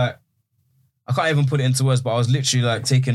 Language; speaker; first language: English; native; English